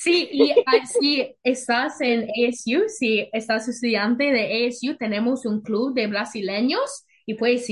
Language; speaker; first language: Spanish; non-native, learner; English